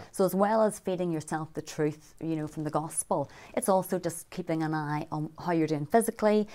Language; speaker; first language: English; native; English